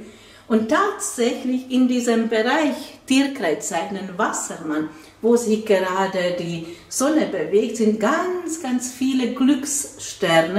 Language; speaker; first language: German; non-native, fluent; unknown